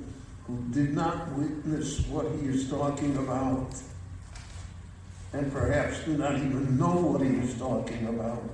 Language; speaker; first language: English; early bilingual, other home language; Yiddish